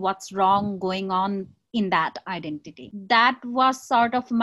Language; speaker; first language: English; non-native, local second language; Chakma